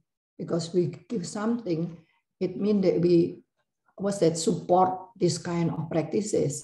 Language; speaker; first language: English; non-native, learner; Indonesian